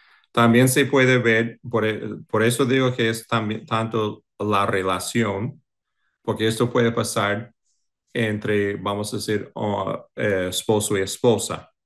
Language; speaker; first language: Spanish; non-native, fluent; English